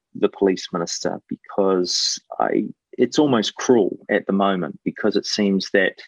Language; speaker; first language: English; native; English